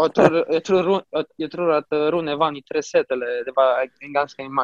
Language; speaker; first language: Swedish; non-native, fluent; Romanian